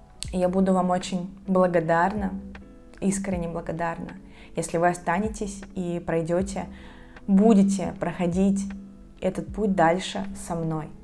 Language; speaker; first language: Russian; native; Russian